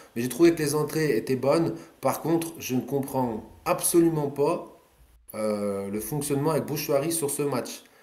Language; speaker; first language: French; native; French